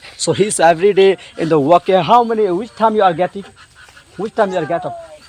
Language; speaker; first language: English; non-native, learner; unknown